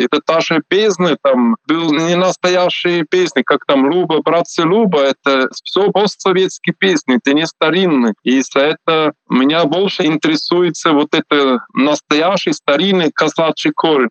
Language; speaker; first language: Russian; non-native, learner; Swiss German